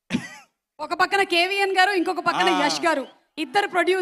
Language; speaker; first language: Telugu; native; Telugu